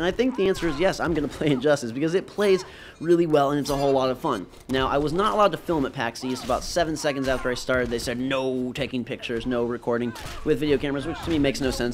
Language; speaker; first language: English; native; English